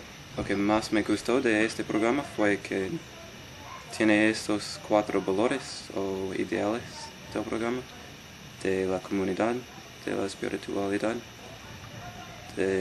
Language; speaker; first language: Spanish; non-native, fluent; English